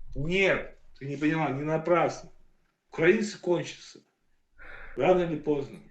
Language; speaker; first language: Russian; native; Russian